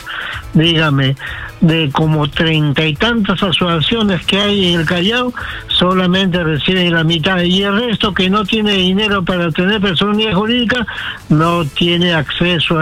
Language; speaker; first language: Spanish; native; Spanish